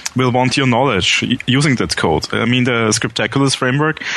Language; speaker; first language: English; non-native, fluent; German